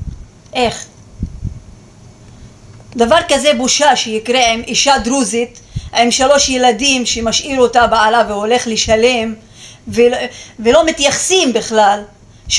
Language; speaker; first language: Hebrew; non-native, local second language; Arabic